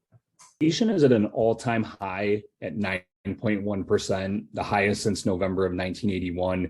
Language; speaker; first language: English; native; English